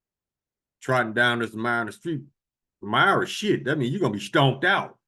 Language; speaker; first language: English; native; English